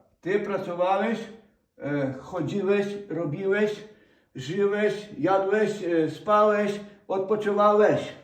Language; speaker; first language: Polish; non-native, fluent; Ukrainian